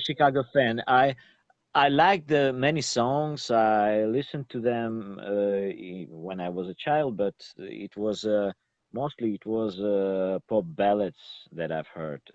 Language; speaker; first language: English; non-native, learner; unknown